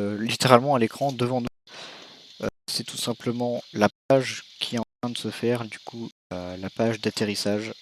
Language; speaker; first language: French; native; French